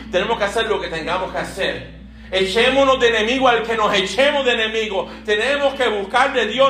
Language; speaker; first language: Spanish; early bilingual, heritage; Spanish